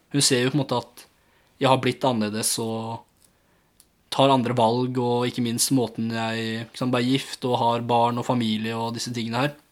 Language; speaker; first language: Norwegian; early bilingual, other home language; English